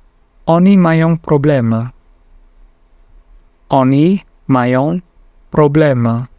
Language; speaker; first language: Polish; non-native, fluent; Indonesian